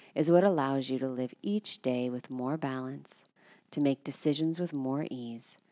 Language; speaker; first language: English; native; English